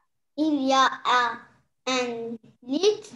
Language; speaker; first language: French; non-native, learner; Arabic